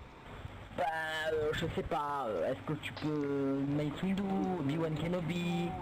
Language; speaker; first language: French; native; French